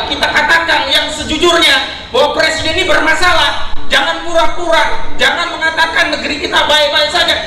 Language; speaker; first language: Indonesian; native; Indonesian